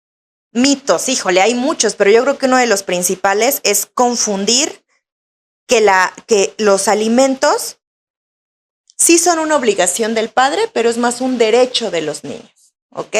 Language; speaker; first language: Spanish; native; Spanish